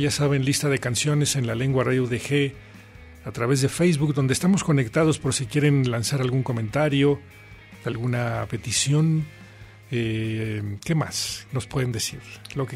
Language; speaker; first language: Spanish; native; Spanish